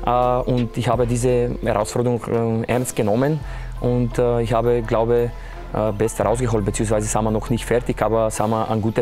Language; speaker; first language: German; non-native, fluent; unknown